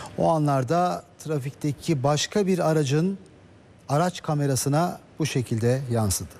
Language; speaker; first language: Turkish; native; Turkish